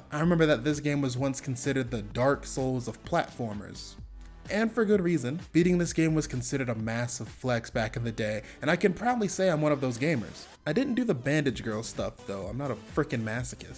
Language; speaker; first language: English; native; English